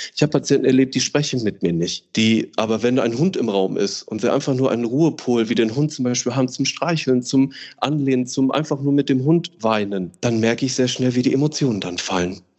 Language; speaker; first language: German; native; German